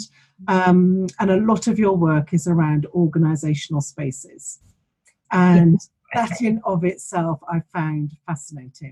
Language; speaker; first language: English; native; English